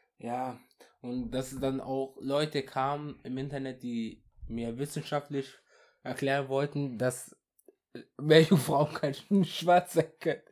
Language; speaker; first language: German; early bilingual, other home language; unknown